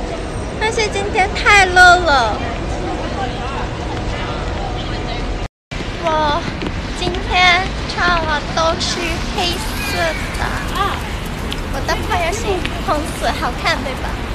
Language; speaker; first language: Chinese; non-native, learner; Japanese